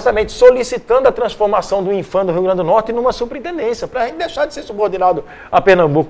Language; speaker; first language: Portuguese; native; Portuguese